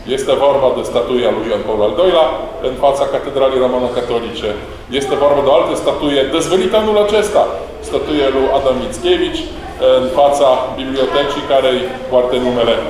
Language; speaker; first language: Romanian; non-native, fluent; Polish